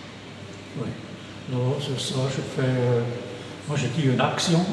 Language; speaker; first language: French; non-native, local second language; German